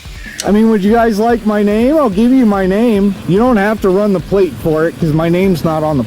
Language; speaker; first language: English; native; English